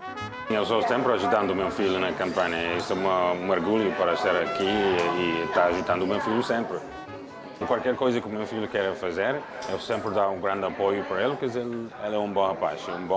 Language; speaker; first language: Portuguese; non-native, local second language; Kabuverdianu